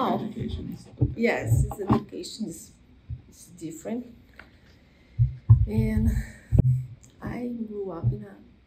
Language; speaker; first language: English; non-native, learner; Portuguese